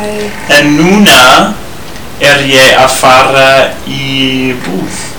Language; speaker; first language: Icelandic; non-native, learner; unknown